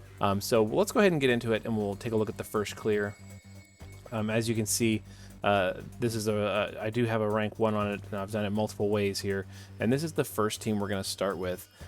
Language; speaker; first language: English; native; English